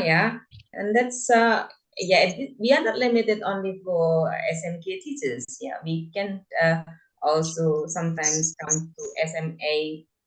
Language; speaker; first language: English; non-native, fluent; Indonesian